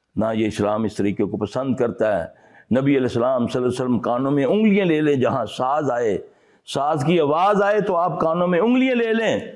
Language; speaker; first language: Urdu; non-native, local second language; Punjabi